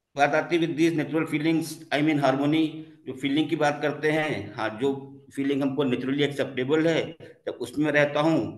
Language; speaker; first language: Hindi; native; Hindi